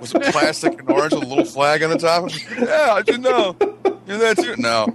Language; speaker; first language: English; native; English